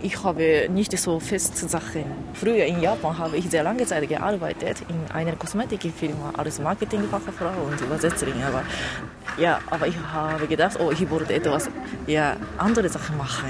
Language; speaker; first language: German; non-native, learner; Japanese